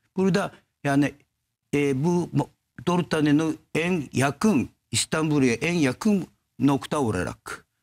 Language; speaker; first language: Turkish; non-native, learner; Japanese